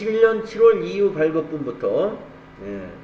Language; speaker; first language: Korean; native; Korean